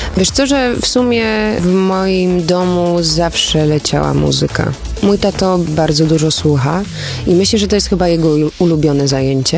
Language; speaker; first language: Polish; early bilingual, heritage; Polish